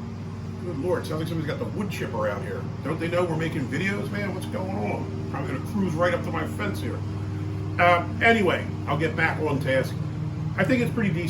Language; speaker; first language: English; native; English